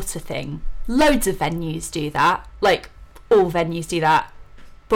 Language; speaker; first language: English; native; English